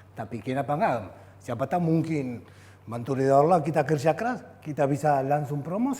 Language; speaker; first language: Indonesian; non-native, fluent; Spanish